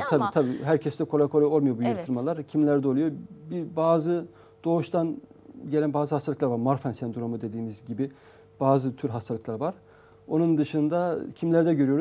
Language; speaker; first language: Turkish; native; Turkish